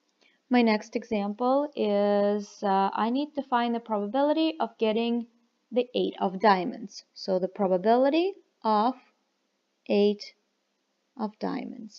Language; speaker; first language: English; non-native, fluent; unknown